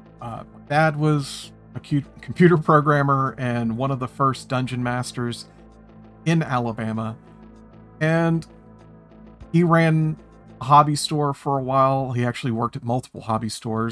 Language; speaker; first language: English; native; English